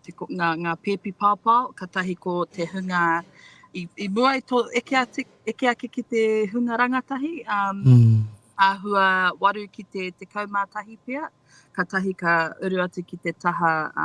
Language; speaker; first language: Māori; non-native, local second language; English